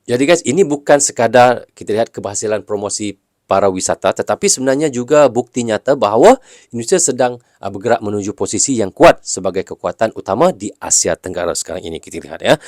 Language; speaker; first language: Malay; native; Malay